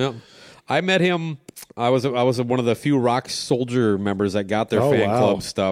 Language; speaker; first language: English; native; English